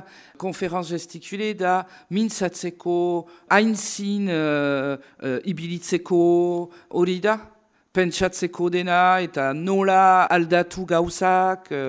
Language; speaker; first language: Basque; non-native, local second language; French